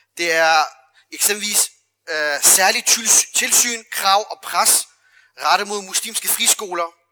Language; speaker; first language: Danish; early bilingual, other home language; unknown